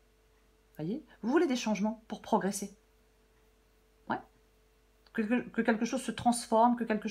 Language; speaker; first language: French; native; French